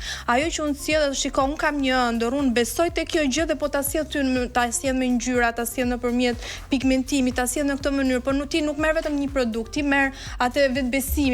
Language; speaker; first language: Albanian; native; Albanian